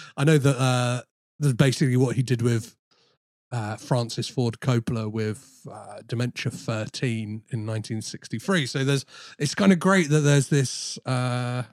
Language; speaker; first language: English; early bilingual, other home language; Greek